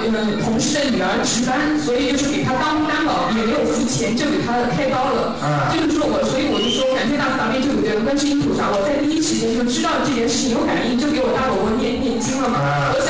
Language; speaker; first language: Chinese; native; Chinese